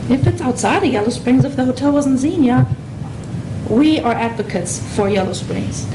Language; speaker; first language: English; non-native, fluent; German